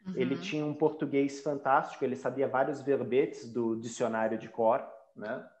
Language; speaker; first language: Portuguese; non-native, local second language; German